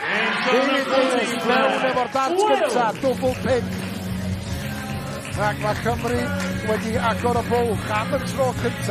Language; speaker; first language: Welsh; native; Welsh